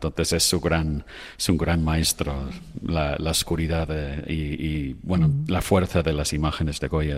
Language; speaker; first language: Spanish; non-native, fluent; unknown